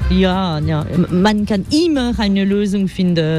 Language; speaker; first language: German; non-native, fluent; French